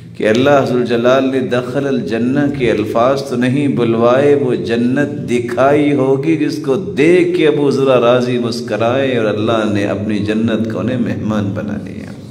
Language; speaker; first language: Urdu; non-native, local second language; Punjabi